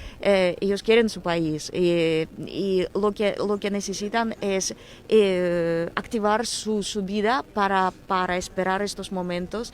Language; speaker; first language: Spanish; non-native, fluent; Ukrainian